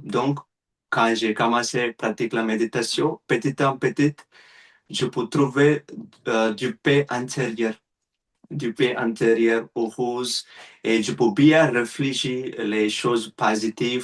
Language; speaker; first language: French; non-native, learner; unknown